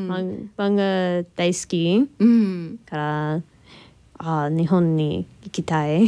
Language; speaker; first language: Japanese; non-native, learner; English